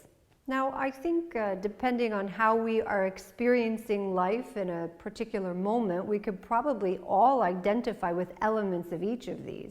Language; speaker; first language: English; native; English